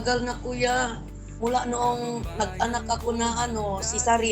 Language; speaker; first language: Filipino; non-native, local second language; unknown